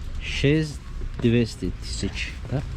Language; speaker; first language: Russian; non-native, learner; Turkish